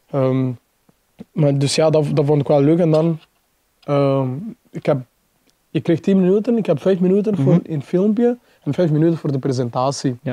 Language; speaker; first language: Dutch; non-native, fluent; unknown